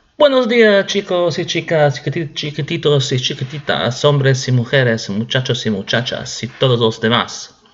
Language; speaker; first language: Spanish; non-native, fluent; Italian